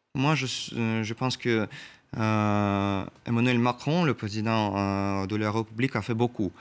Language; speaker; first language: French; non-native, learner; Russian